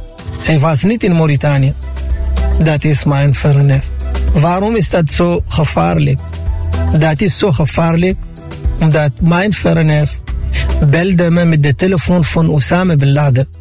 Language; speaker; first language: Dutch; non-native, fluent; Arabic